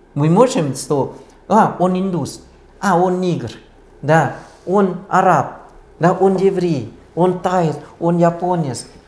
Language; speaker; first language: Russian; non-native, fluent; Thai